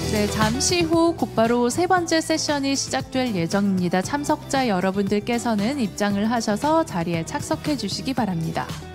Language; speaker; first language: Korean; native; Korean